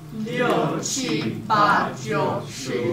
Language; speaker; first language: Chinese; non-native, learner; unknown